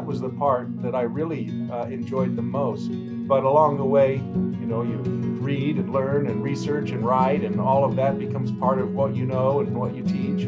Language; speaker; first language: English; native; English